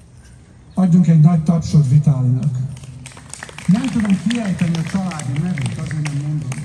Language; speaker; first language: Hungarian; early bilingual, heritage; Hungarian